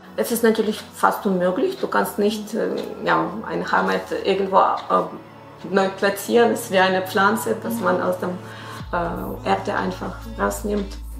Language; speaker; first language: German; non-native, fluent; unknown